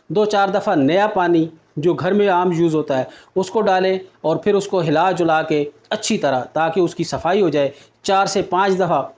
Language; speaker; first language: Urdu; native; Urdu